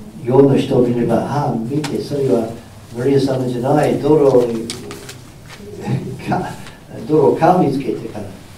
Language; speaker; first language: Japanese; non-native, fluent; English